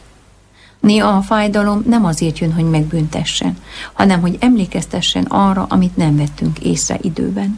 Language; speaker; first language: Hungarian; native; Hungarian